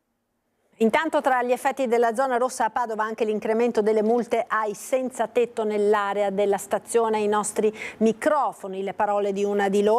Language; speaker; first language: Italian; native; Italian